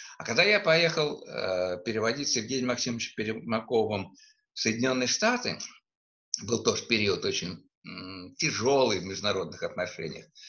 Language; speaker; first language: Russian; native; Russian